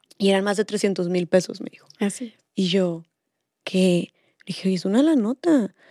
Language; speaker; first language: Spanish; native; Spanish